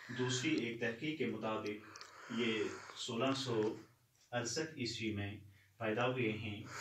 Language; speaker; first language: Urdu; non-native, local second language; Kashmiri